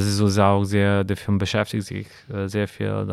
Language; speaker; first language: German; non-native, fluent; Serbian